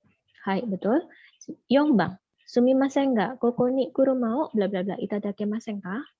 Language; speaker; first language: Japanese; non-native, fluent; Indonesian